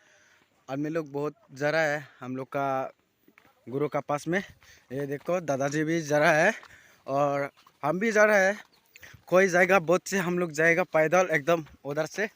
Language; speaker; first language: Hindi; non-native, local second language; Chakma